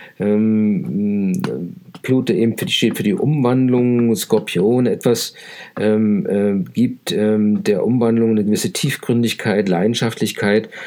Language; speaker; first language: German; native; German